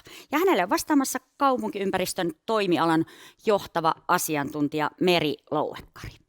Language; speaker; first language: Finnish; native; Finnish